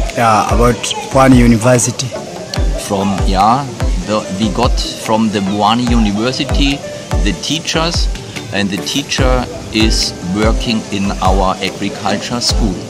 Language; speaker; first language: English; non-native, fluent; German